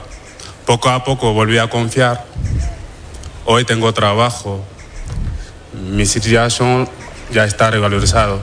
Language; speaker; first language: Spanish; non-native, fluent; Wolof